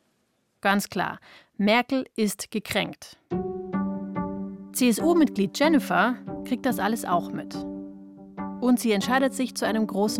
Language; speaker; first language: German; native; German